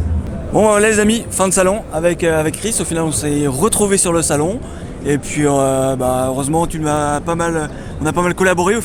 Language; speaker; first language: French; native; French